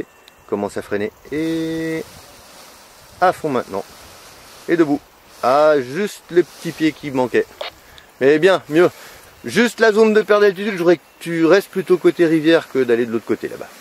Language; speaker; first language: French; native; French